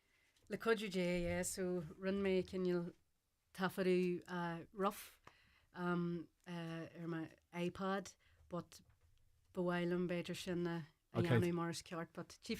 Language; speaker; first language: Irish; non-native, local second language; English